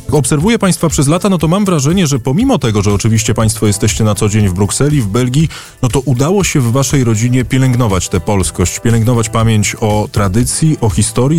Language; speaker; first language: Polish; native; Polish